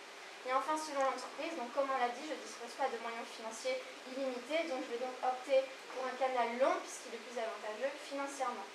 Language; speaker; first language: French; native; French